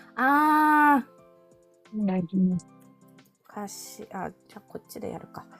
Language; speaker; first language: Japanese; non-native, fluent; Filipino